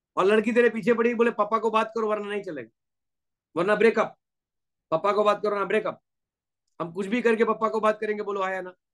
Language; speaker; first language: Hindi; non-native, local second language; Gujarati